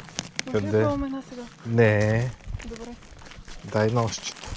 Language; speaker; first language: Bulgarian; native; Bulgarian